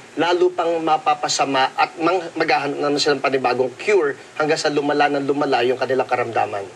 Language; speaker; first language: Filipino; native; Filipino